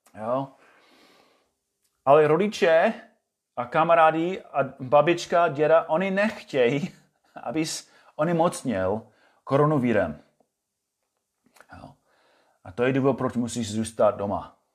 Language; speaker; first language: Czech; non-native, fluent; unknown